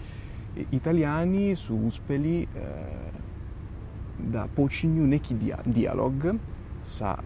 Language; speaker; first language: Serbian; non-native, fluent; Italian